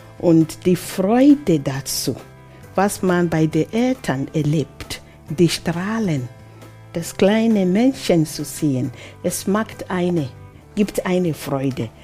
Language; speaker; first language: German; non-native, fluent; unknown